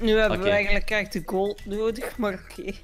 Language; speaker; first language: Dutch; native; Dutch